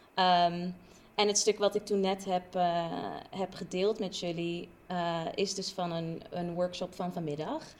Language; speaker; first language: Dutch; non-native, local second language; Papiamento